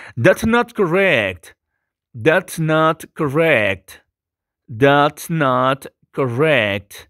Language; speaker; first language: English; non-native, fluent; Spanish